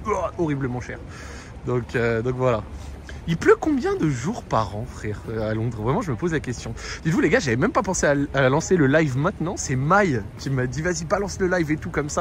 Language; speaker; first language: French; native; French